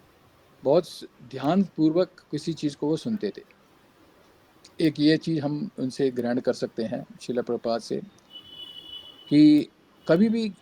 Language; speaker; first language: Hindi; native; Hindi